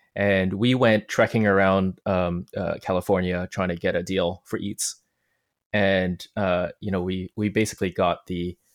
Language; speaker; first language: English; non-native, local second language; Cantonese